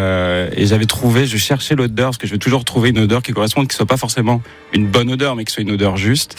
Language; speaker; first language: French; native; French